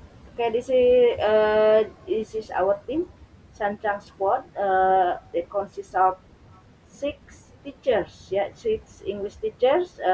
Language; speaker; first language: English; non-native, learner; Indonesian